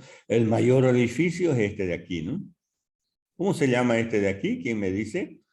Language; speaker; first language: Spanish; native; Spanish